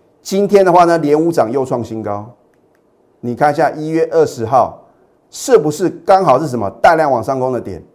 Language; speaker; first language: Chinese; native; Chinese